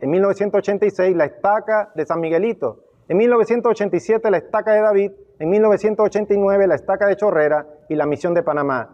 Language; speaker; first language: Spanish; native; Spanish